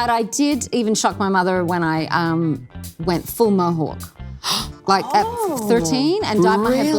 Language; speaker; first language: English; native; English